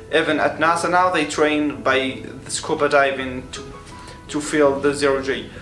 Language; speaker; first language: English; non-native, fluent; Arabic